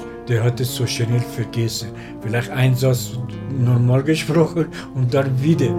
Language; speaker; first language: German; non-native, learner; Persian